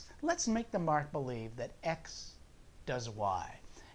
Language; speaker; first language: English; native; English